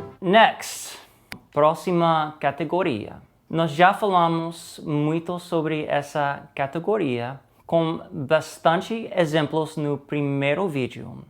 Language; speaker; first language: Portuguese; non-native, fluent; English